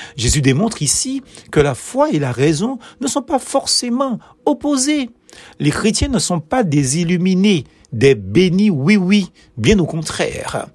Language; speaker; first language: French; native; French